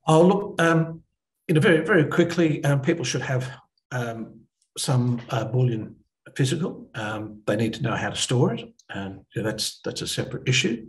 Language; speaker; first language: English; native; English